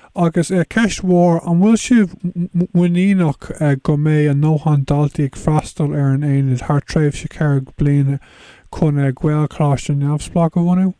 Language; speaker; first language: Irish; non-native, local second language; English